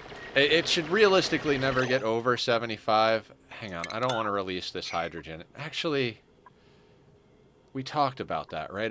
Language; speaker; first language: English; native; English